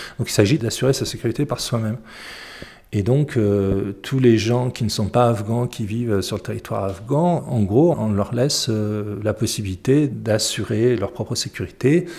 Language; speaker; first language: French; early bilingual, other home language; Arabic